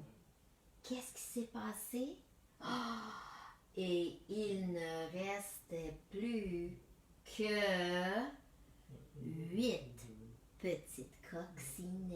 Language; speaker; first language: French; native; French